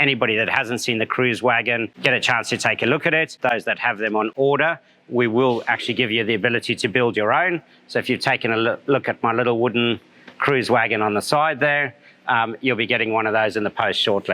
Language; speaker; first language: English; native; English